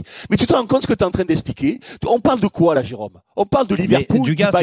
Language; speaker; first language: French; native; French